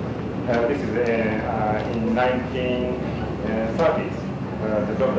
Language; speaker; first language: English; non-native, learner; Japanese